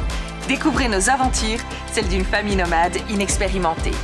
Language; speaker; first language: French; native; French